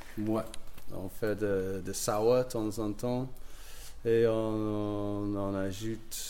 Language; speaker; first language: French; non-native, learner; English